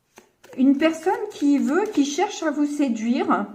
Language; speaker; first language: French; native; French